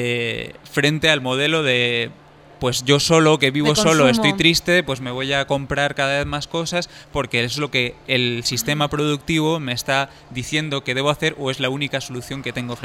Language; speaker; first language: Spanish; native; Spanish